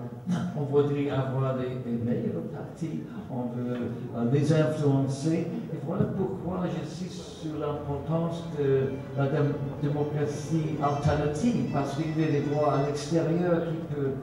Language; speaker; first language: French; non-native, fluent; Swedish